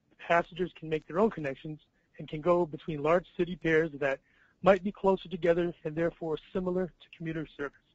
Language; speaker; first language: English; native; English